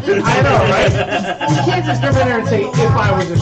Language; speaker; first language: English; native; English